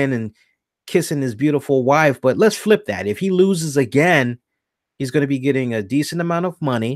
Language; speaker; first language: English; native; English